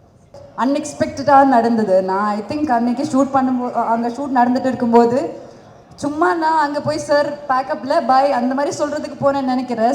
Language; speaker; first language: Tamil; non-native, fluent; Malayalam